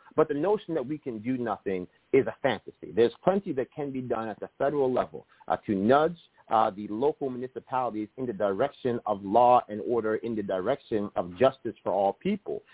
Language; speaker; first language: English; native; English